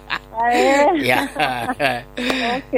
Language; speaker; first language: Portuguese; non-native, local second language; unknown